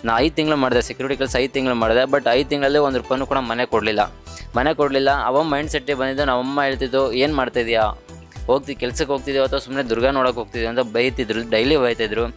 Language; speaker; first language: Kannada; native; Kannada